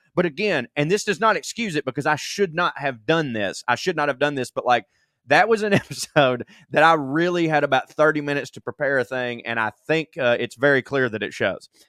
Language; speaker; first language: English; native; English